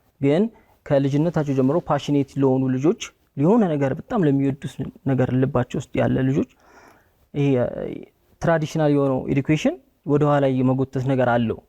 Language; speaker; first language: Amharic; native; Amharic